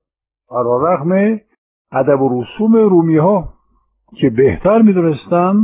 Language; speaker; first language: Persian; non-native, fluent; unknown